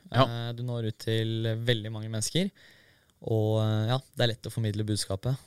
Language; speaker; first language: Norwegian; native; Norwegian